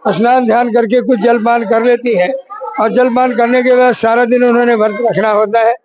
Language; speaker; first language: Hindi; non-native, local second language; Punjabi